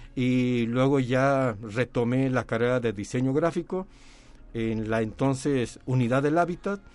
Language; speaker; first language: Spanish; native; Spanish